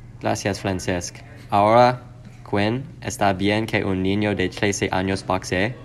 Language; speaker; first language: Spanish; non-native, learner; English